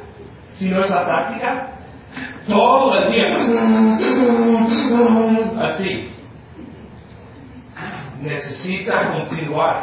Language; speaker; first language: Spanish; non-native, fluent; English